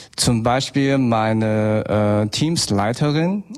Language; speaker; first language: German; non-native, learner; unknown